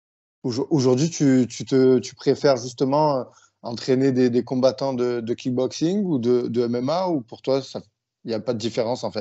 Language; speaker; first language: French; native; French